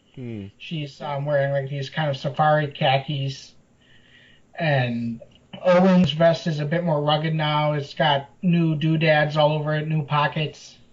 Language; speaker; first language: English; native; English